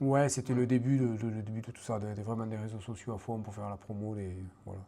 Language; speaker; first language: French; native; French